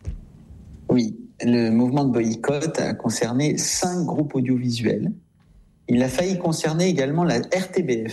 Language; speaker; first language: French; native; French